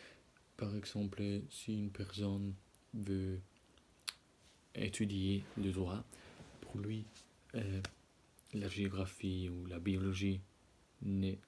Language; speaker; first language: French; non-native, learner; German